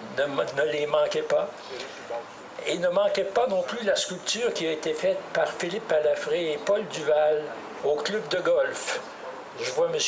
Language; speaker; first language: French; native; French